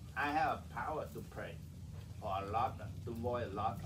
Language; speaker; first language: English; non-native, learner; Vietnamese